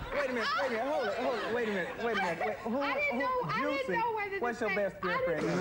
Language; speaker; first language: English; native; English